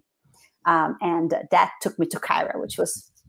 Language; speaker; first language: English; non-native, fluent; Portuguese